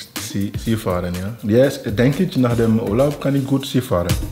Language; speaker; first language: German; native; German